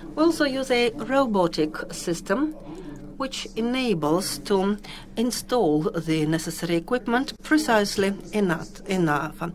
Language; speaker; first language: English; non-native, fluent; Russian